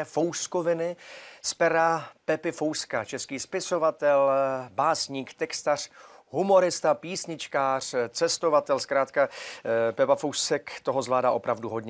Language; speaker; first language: Czech; native; Czech